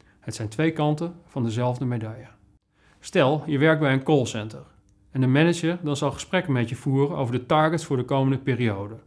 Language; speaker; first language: Dutch; native; Dutch